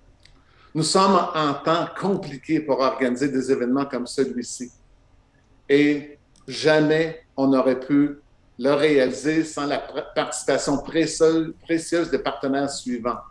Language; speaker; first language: French; native; French